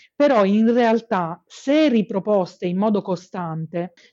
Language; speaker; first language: Italian; native; Italian